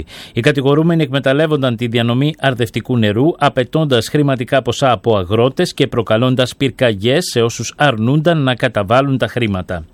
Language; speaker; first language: Greek; native; Greek